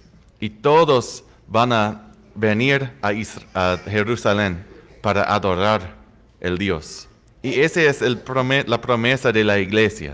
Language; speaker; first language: Spanish; non-native, fluent; English